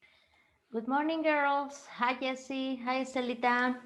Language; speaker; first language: English; non-native, fluent; Spanish